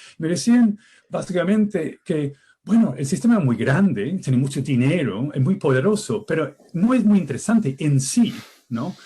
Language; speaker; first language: Spanish; non-native, fluent; English